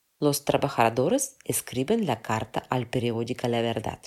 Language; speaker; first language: Spanish; non-native, fluent; Russian